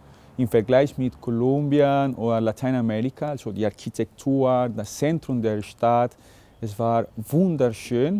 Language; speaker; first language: German; non-native, fluent; Spanish